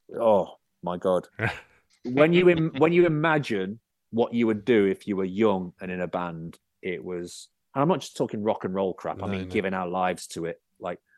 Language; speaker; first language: English; native; English